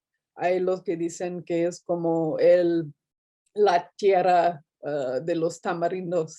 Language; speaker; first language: Spanish; non-native, fluent; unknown